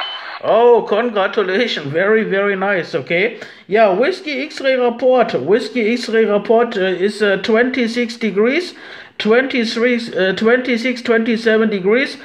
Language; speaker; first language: English; non-native, learner; German